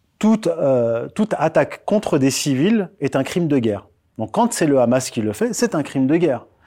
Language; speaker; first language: French; early bilingual, other home language; Berber languages